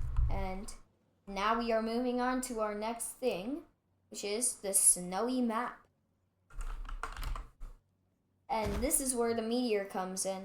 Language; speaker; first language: English; native; English